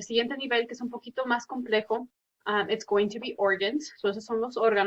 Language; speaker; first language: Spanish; early bilingual, heritage; Spanish